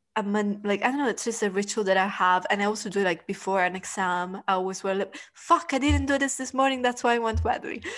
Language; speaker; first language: English; non-native, fluent; Italian